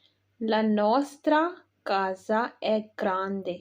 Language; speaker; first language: Italian; non-native, fluent; Urdu